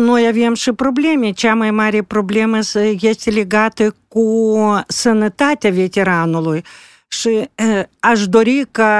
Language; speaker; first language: Romanian; non-native, local second language; Russian